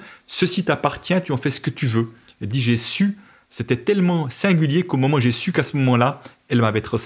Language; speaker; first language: French; native; French